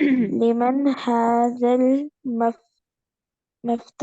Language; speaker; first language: Arabic; non-native, learner; Urdu